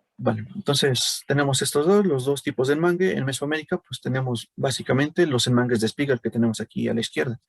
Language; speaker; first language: Spanish; native; Spanish